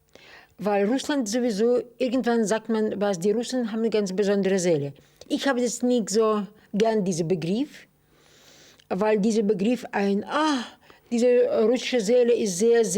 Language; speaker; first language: German; non-native, fluent; Russian